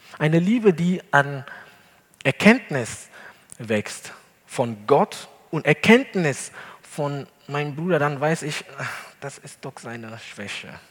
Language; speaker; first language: German; non-native, fluent; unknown